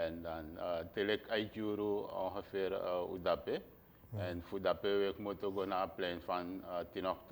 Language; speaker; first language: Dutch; non-native, local second language; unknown